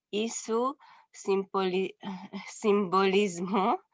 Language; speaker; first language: Spanish; non-native, learner; English